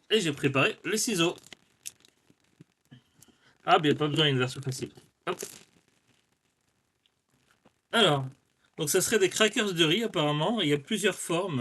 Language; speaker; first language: French; native; French